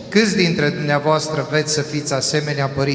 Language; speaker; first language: Romanian; non-native, fluent; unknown